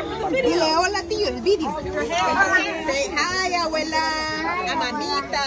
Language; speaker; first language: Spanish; early bilingual, heritage; Spanish